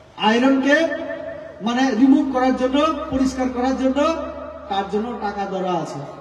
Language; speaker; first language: Bangla; non-native, local second language; Kok Borok